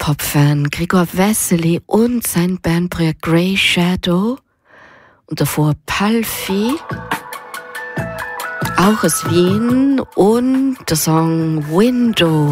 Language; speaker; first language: German; native; German